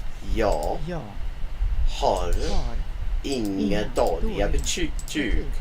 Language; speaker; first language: Swedish; non-native, learner; English